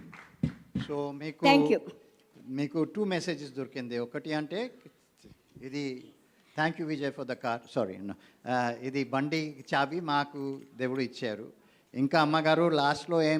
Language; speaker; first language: Telugu; non-native, learner; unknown